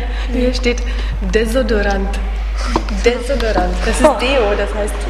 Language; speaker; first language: German; non-native, fluent; Czech